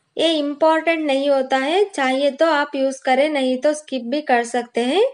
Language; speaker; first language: Hindi; non-native, local second language; Kannada